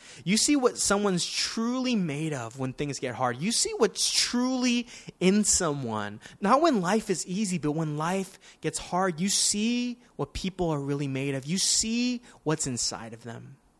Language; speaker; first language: English; native; English